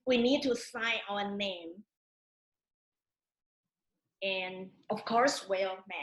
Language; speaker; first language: English; non-native, learner; Chinese